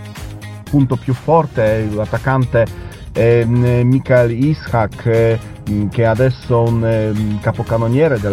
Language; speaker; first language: Italian; non-native, learner; Polish